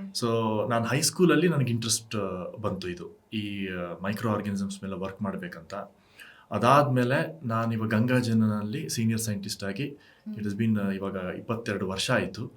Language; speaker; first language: Kannada; non-native, local second language; Kodava